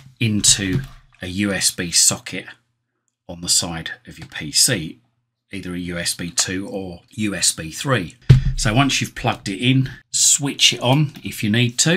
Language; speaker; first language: English; native; English